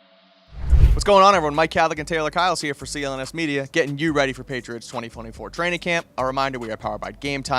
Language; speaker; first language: English; native; English